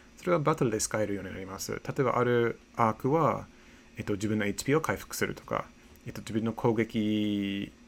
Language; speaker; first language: Japanese; non-native, fluent; English